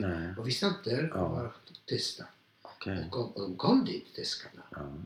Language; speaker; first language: Swedish; non-native, fluent; Polish